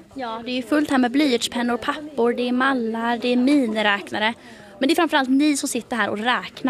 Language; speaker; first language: Swedish; native; Swedish